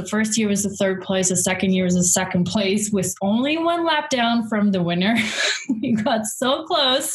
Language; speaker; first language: English; native; English